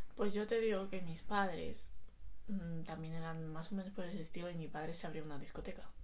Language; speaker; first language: Spanish; early bilingual, other home language; Chinese